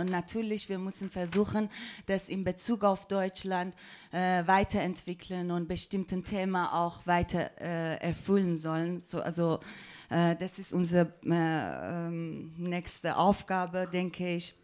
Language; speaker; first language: German; non-native, fluent; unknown